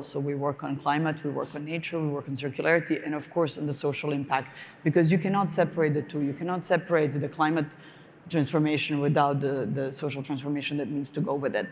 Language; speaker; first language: English; non-native, fluent; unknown